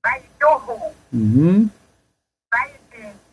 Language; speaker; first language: Arabic; non-native, learner; Swahili